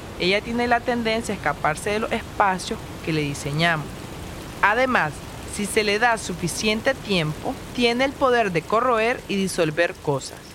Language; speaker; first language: Spanish; native; Spanish